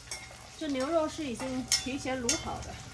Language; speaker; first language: Chinese; native; Chinese